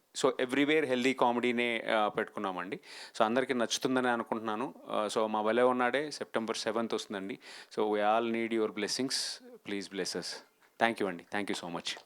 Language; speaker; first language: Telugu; native; Telugu